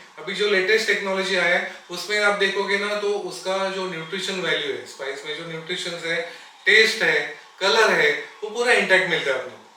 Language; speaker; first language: Hindi; non-native, local second language; Marathi